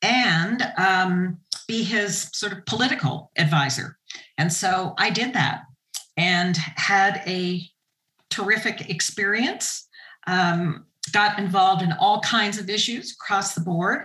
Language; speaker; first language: English; native; English